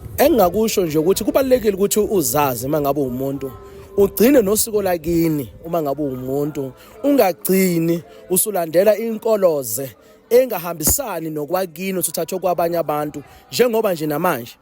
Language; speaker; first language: Zulu; native; Zulu